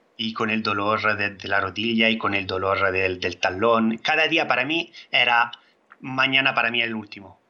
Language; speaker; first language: Spanish; non-native, fluent; Italian